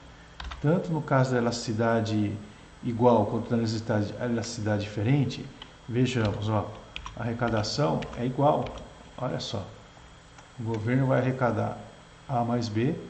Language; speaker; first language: Portuguese; native; Portuguese